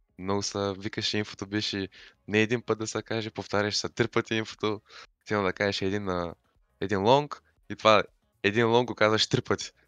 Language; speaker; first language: Bulgarian; non-native, local second language; Turkish